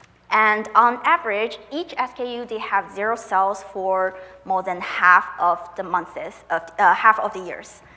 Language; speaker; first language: English; non-native, fluent; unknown